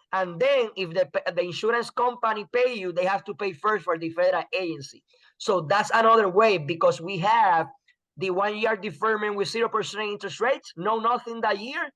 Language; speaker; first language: English; non-native, fluent; Spanish